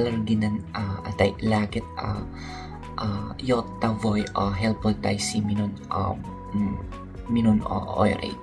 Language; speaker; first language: Finnish; non-native, learner; Filipino